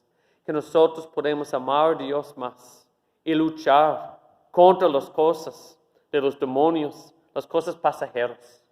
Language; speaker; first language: Spanish; non-native, fluent; English